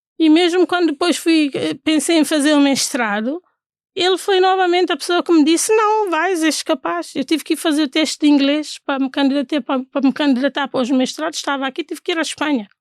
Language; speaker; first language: Portuguese; non-native, local second language; Fula